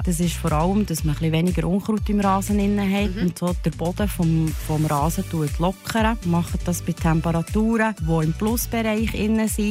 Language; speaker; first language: German; native; German